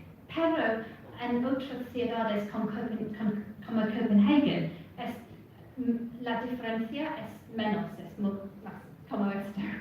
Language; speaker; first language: Spanish; non-native, fluent; English